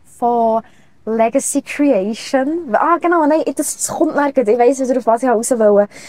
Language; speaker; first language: German; native; German